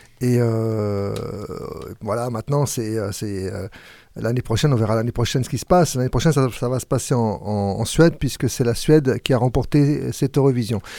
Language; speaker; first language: French; native; French